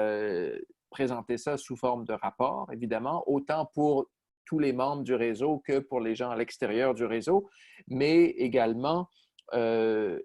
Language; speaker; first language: French; native; French